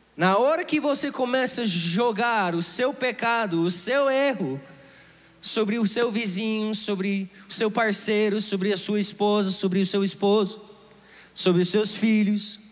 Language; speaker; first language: Portuguese; non-native, fluent; English